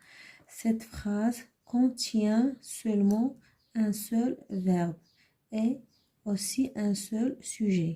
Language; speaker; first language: French; non-native, learner; Arabic